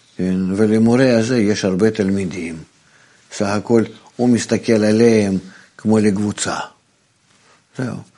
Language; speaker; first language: Hebrew; non-native, fluent; Russian